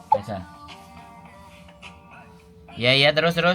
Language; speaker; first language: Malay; non-native, local second language; Javanese